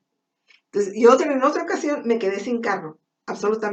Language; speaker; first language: Spanish; native; Spanish